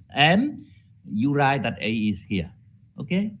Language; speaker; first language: English; non-native, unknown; Vietnamese